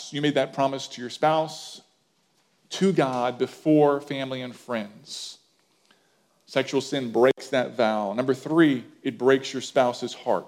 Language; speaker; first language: English; native; English